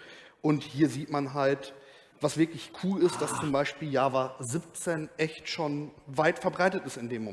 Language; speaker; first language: German; native; German